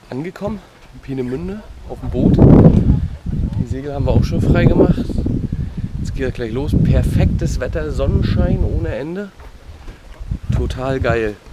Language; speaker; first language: German; native; German